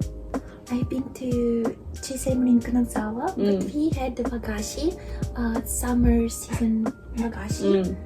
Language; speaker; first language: English; non-native, fluent; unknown